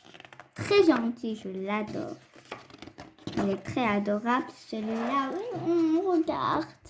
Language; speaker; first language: French; non-native, fluent; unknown